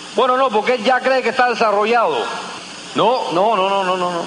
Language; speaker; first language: Spanish; early bilingual, heritage; Spanish